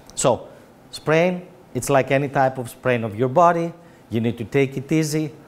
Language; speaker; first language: English; non-native, fluent; Greek